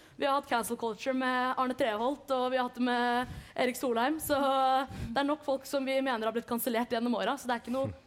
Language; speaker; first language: Norwegian; early bilingual, other home language; Kurdish